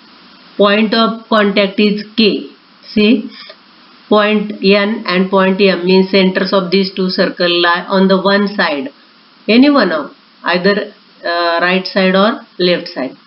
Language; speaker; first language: English; non-native, local second language; Marathi